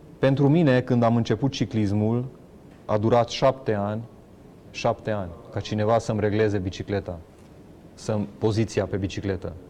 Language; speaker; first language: Romanian; non-native, local second language; Hungarian